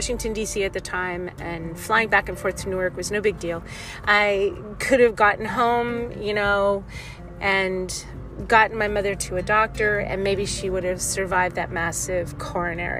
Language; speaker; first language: English; native; English